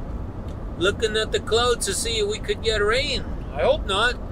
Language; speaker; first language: English; native; English